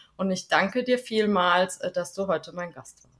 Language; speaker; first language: German; native; German